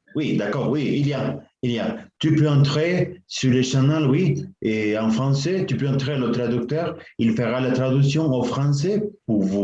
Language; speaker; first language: French; non-native, learner; Spanish